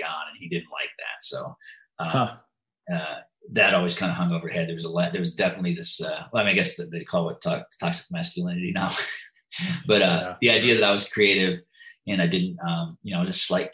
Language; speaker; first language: English; native; English